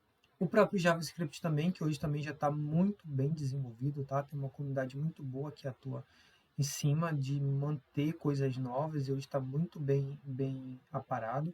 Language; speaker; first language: Portuguese; native; Portuguese